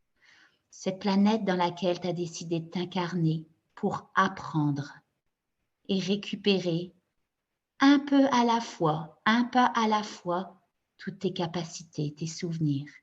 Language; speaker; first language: French; native; French